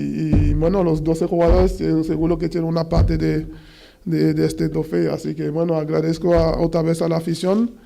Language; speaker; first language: Spanish; non-native, fluent; French